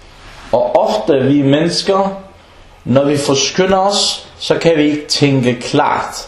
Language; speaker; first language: Danish; non-native, local second language; Arabic